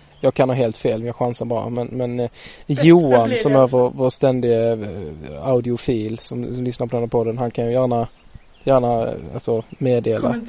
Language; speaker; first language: Swedish; native; Swedish